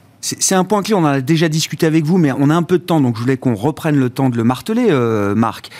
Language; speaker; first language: French; native; French